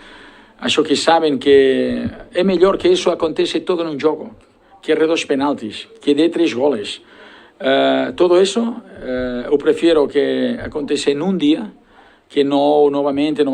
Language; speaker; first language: Portuguese; non-native, learner; Spanish